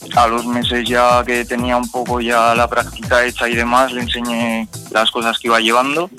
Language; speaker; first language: Spanish; native; Spanish